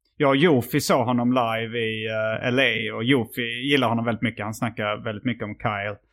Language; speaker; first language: Swedish; native; Swedish